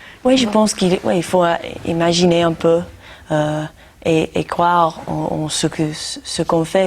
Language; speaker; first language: French; non-native, learner; English